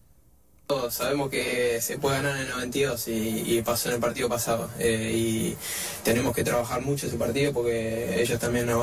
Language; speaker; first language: Spanish; native; Spanish